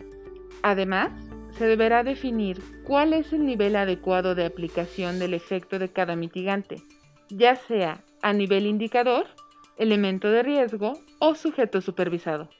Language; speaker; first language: Spanish; native; Spanish